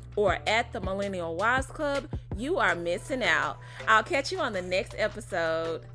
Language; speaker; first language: English; native; English